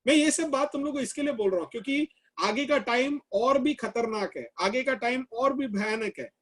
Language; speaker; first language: Hindi; non-native, local second language; Malayalam